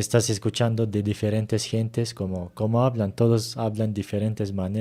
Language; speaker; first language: Spanish; non-native, learner; Turkish